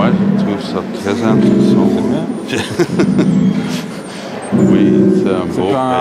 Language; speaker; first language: French; non-native, local second language; Dutch